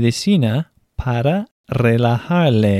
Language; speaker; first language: Spanish; non-native, fluent; English